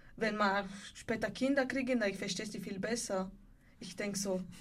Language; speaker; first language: German; non-native, learner; Bulgarian